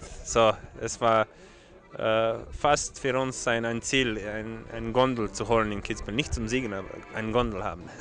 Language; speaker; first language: German; non-native, fluent; Croatian